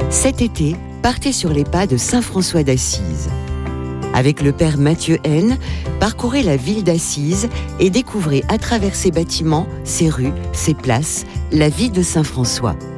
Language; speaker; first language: French; native; French